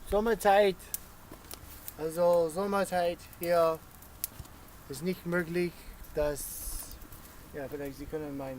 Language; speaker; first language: German; non-native, learner; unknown